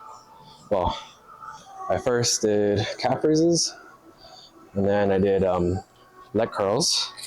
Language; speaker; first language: English; native; English